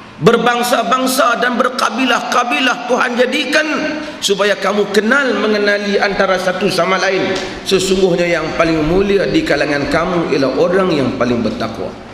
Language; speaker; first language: Malay; native; Malay